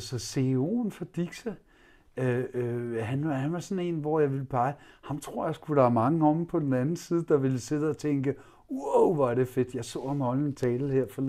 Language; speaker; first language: Danish; native; Danish